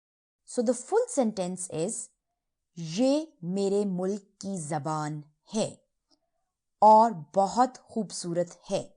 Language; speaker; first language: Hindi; early bilingual, heritage; Urdu